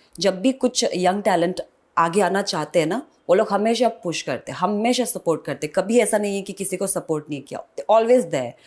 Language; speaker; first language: Hindi; non-native, local second language; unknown